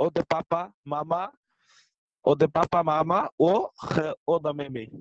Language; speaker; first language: Chinese; non-native, learner; Bangla